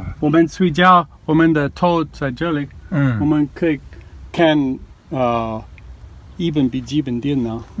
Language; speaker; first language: Chinese; non-native, learner; English